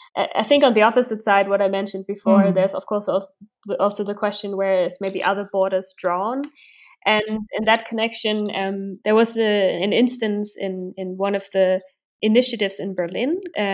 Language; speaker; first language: English; non-native, fluent; German